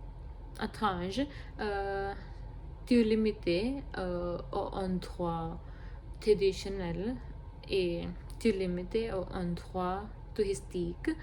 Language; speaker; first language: French; non-native, learner; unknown